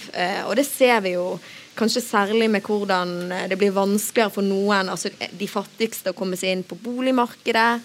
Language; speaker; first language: Norwegian; native; Norwegian